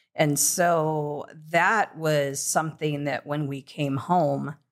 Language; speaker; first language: English; native; English